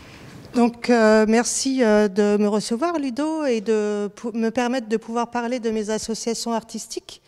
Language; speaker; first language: French; native; French